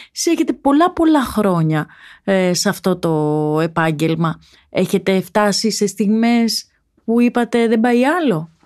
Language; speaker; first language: Greek; native; Greek